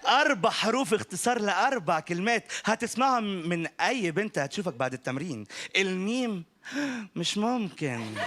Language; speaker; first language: Arabic; native; Arabic